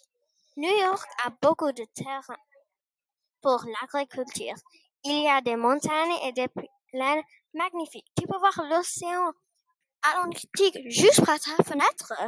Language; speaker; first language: French; non-native, learner; English